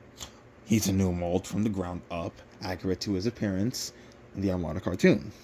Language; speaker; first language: English; native; English